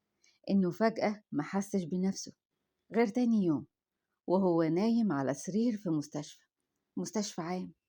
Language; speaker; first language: Arabic; native; Arabic